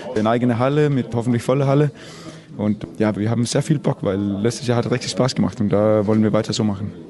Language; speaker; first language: German; non-native, fluent; Danish